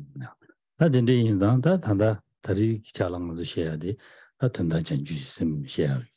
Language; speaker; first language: French; non-native, learner; Tibetan